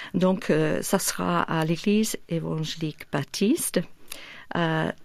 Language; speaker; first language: French; non-native, fluent; English